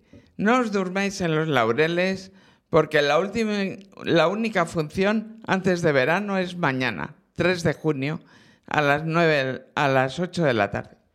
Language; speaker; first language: Spanish; native; Spanish